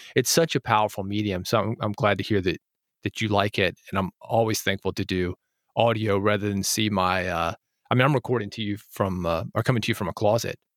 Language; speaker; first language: English; native; English